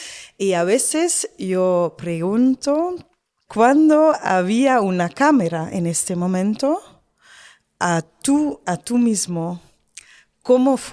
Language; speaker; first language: Spanish; non-native, learner; Dutch